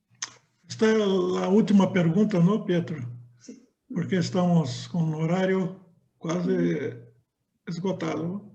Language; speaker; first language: Spanish; non-native, fluent; Portuguese